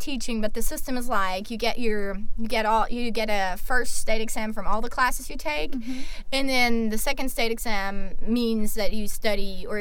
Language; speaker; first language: English; non-native, fluent; German